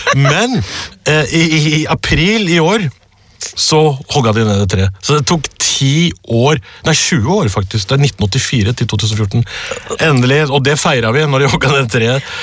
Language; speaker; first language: Norwegian; early bilingual, other home language; Urdu